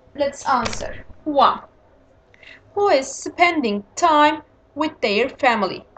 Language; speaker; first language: English; non-native, fluent; Turkish